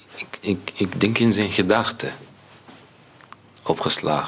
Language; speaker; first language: Dutch; non-native, learner; Arabic